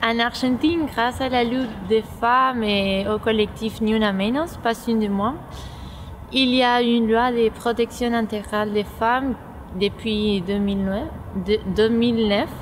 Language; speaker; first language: French; non-native, fluent; Spanish